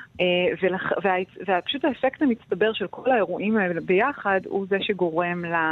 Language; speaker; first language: Hebrew; native; Hebrew